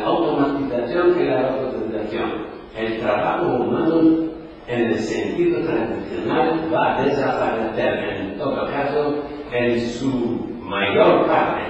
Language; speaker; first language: Spanish; non-native, fluent; Polish